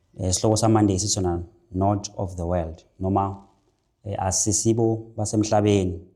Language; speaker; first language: Zulu; non-native, local second language; Swati